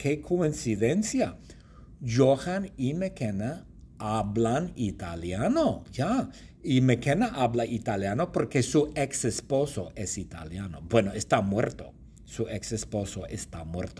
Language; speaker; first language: Spanish; non-native, fluent; English